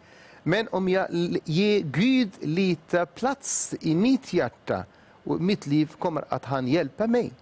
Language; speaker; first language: Swedish; non-native, fluent; Arabic